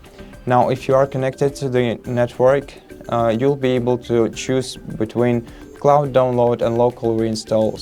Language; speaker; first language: English; non-native, fluent; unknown